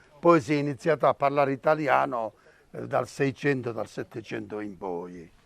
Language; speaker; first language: Italian; native; Italian